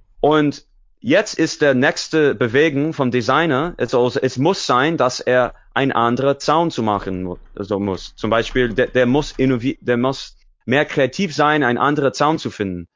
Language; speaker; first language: German; non-native, learner; English